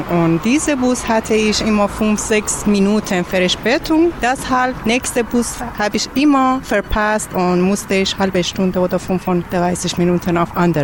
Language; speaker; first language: German; non-native, learner; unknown